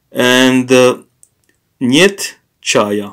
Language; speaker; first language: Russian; non-native, learner; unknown